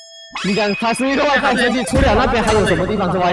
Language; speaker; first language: Chinese; native; Chinese